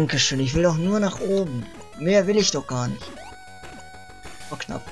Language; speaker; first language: German; native; German